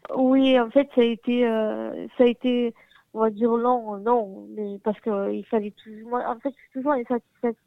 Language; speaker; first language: French; native; French